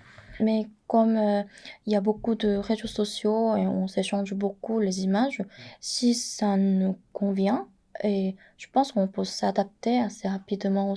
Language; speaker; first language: French; non-native, fluent; Korean